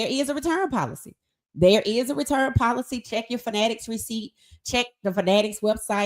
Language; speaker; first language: English; native; English